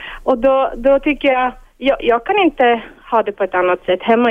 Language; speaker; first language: Swedish; non-native, fluent; Bulgarian